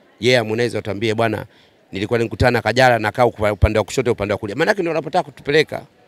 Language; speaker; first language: Swahili; native; Swahili